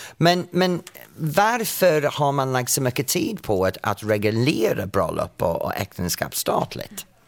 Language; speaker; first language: Swedish; non-native, fluent; English